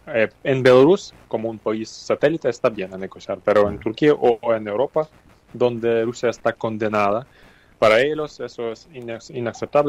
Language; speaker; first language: Spanish; non-native, fluent; Ukrainian